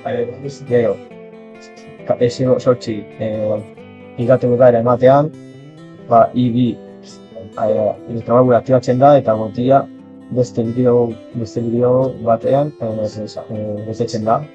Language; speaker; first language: Basque; non-native, local second language; Spanish